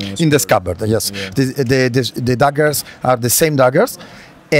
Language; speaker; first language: English; non-native, learner; Italian